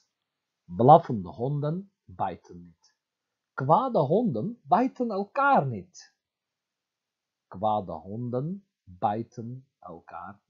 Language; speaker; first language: Dutch; non-native, fluent; Turkish